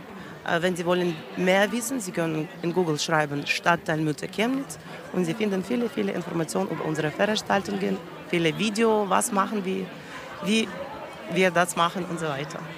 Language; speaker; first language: German; non-native, learner; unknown